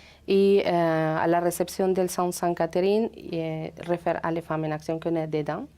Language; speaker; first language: French; non-native, fluent; Spanish